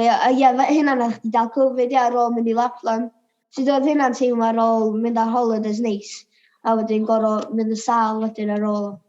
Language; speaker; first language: Welsh; native; Welsh